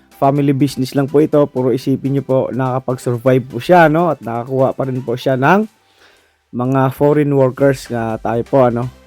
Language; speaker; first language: Filipino; non-native, local second language; Cebuano